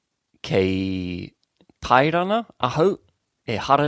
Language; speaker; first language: Māori; non-native, local second language; English